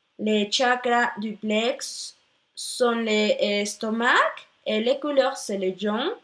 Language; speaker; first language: French; non-native, learner; Spanish